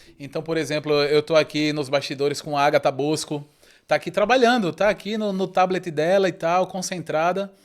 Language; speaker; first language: Portuguese; native; Portuguese